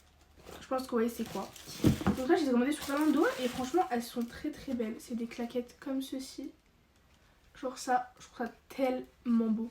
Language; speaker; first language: French; native; French